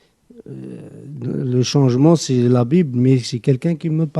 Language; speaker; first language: French; non-native, local second language; Arabic